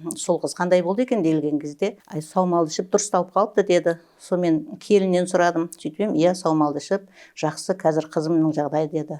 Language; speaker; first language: Kazakh; native; Kazakh